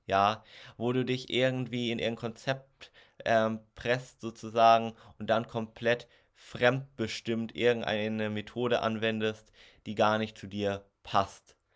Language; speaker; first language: German; native; German